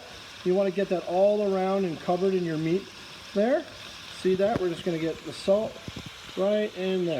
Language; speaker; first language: English; native; English